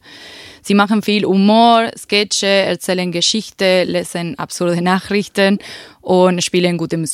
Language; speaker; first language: German; non-native, fluent; Spanish